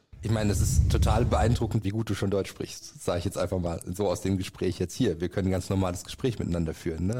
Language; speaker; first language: German; native; German